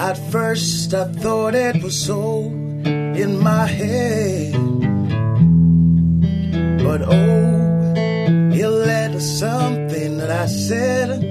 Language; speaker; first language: English; non-native, local second language; Yoruba